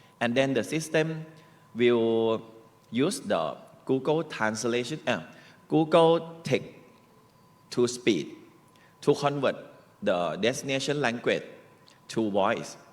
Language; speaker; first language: English; non-native, learner; Thai